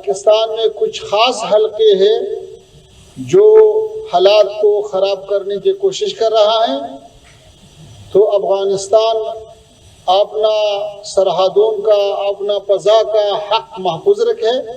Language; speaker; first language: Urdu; non-native, fluent; Pashto